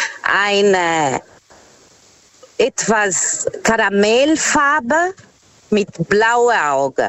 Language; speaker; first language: German; non-native, fluent; Portuguese